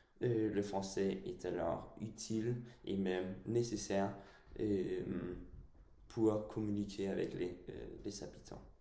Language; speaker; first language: French; non-native, fluent; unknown